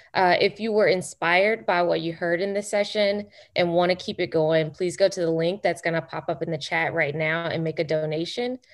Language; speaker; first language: English; native; English